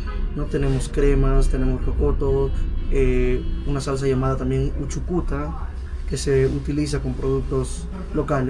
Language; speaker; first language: Spanish; native; Spanish